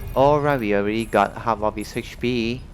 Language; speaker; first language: English; non-native, learner; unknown